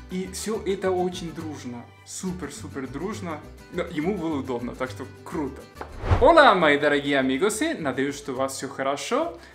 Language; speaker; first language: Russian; non-native, fluent; Spanish